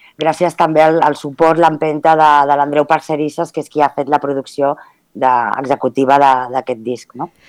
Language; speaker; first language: Catalan; early bilingual, other home language; Spanish